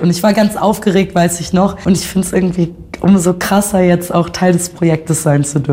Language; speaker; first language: German; native; German